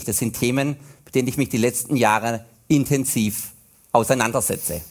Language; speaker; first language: German; native; German